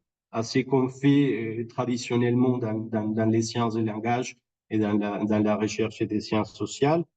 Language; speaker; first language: French; non-native, fluent; Spanish